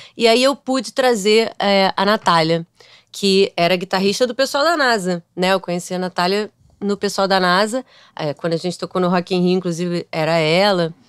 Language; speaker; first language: Portuguese; native; Portuguese